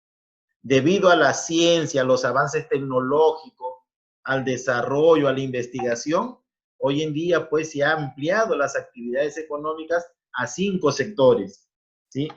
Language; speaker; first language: Spanish; native; Spanish